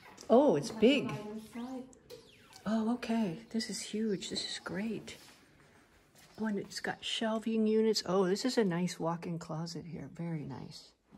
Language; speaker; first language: English; native; English